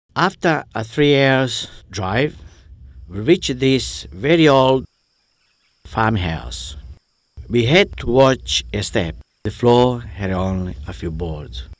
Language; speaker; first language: English; non-native, fluent; Italian